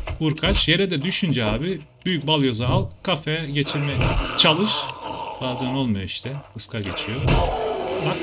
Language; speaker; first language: Turkish; early bilingual, heritage; Turkish